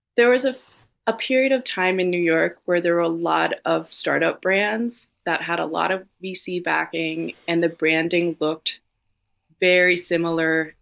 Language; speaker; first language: English; non-native, fluent; Danish